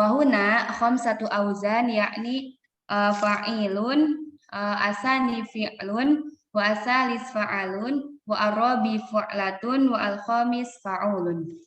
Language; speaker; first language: Arabic; non-native, learner; Indonesian